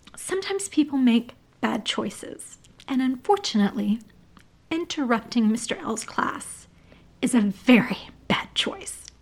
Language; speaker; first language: English; native; English